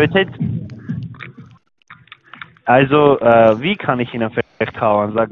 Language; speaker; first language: German; non-native, learner; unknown